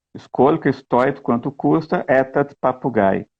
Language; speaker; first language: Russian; non-native, learner; Portuguese